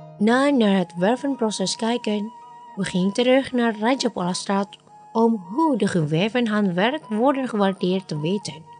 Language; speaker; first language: Dutch; non-native, fluent; Indonesian